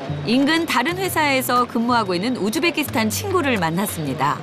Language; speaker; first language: Korean; native; Korean